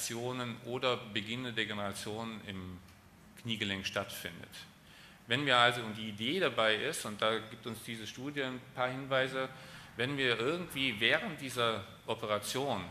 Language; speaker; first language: German; native; German